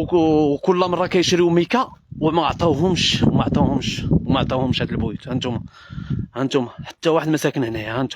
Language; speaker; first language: Arabic; native; Arabic